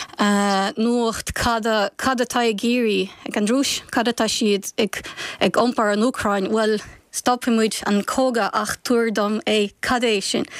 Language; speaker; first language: Irish; non-native, fluent; Ukrainian